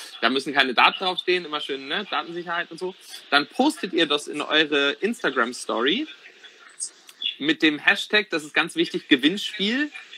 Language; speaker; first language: German; native; German